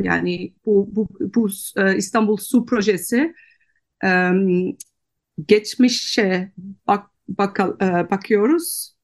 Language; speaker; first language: Turkish; non-native, fluent; Dutch